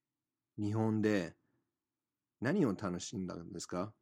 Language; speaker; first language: Japanese; non-native, fluent; English